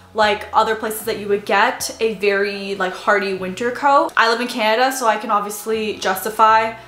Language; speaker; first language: English; native; English